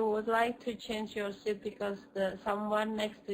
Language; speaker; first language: English; non-native, fluent; Indonesian